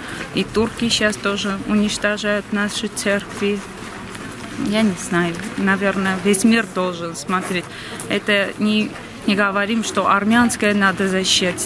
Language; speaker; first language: Russian; non-native, local second language; Armenian